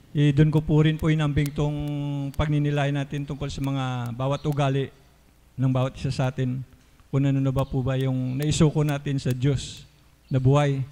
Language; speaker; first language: Filipino; native; Filipino